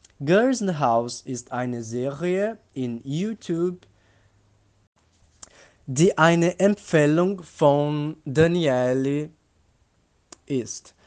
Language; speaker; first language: German; non-native, learner; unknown